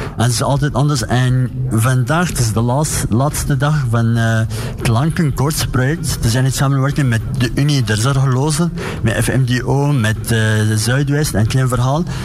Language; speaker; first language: Dutch; non-native, learner; Arabic